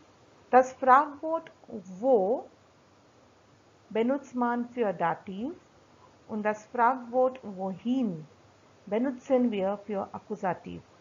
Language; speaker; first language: German; non-native, fluent; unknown